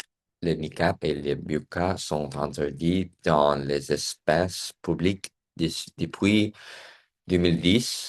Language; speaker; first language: French; non-native, learner; English